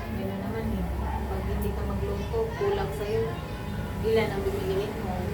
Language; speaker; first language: Filipino; non-native, local second language; Cebuano